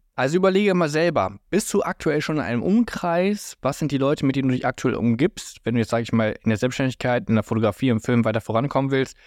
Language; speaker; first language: German; native; German